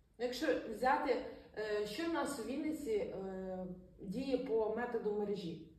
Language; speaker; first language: Ukrainian; non-native, local second language; Russian